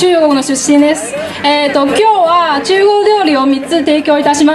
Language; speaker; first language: Japanese; non-native, fluent; Chinese